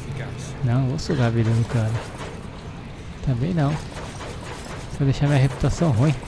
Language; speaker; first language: Portuguese; native; Portuguese